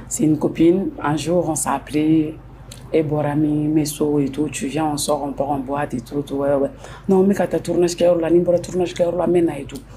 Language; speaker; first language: French; non-native, local second language; Soninke